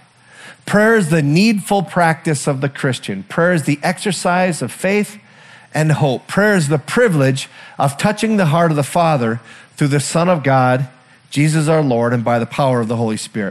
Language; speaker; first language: English; native; English